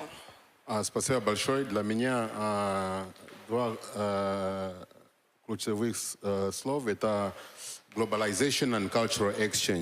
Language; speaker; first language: Russian; non-native, fluent; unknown